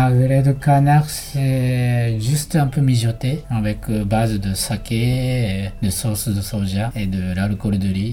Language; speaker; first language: French; non-native, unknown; Japanese